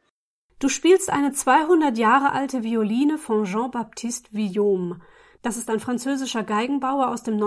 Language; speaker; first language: German; native; German